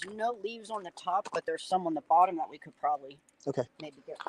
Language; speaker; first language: English; native; English